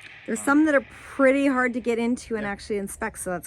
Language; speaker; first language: English; native; English